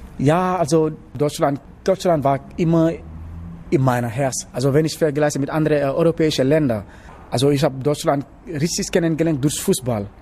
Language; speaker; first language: German; non-native, learner; Wolof